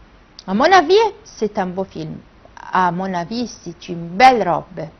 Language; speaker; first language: French; non-native, fluent; Arabic